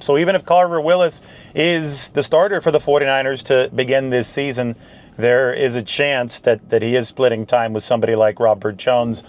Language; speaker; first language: English; native; English